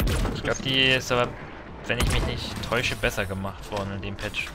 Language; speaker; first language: German; native; German